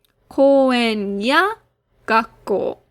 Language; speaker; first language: Japanese; non-native, fluent; English